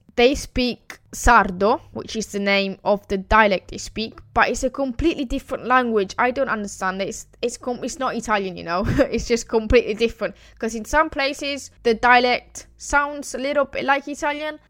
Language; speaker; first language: English; non-native, fluent; Italian